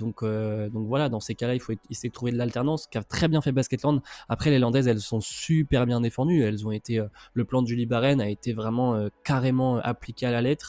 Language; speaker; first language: French; native; French